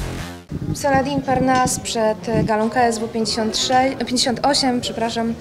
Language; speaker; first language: Polish; native; Polish